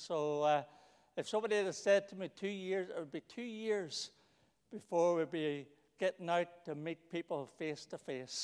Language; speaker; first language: English; native; English